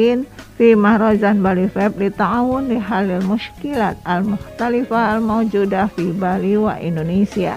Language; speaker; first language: Arabic; non-native, fluent; Indonesian